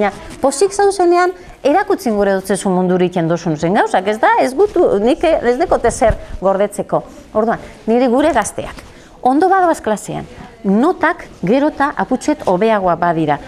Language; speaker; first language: Basque; native; Basque